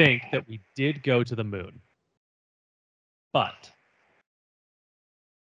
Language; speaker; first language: English; native; English